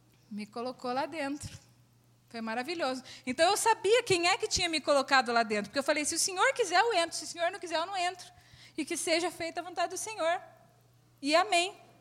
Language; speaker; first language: Portuguese; native; Portuguese